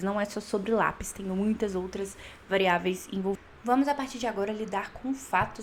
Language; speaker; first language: Portuguese; native; Portuguese